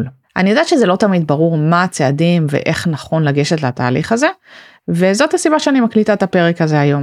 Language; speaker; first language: Hebrew; native; Hebrew